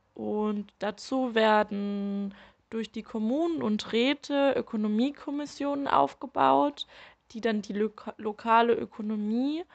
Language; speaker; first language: German; native; German